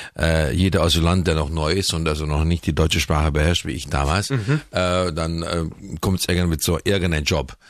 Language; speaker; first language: German; non-native, fluent; Hungarian